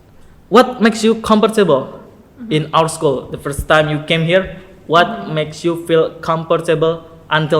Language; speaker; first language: English; non-native, learner; Indonesian